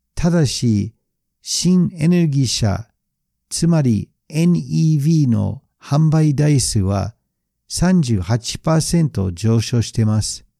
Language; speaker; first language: Japanese; non-native, fluent; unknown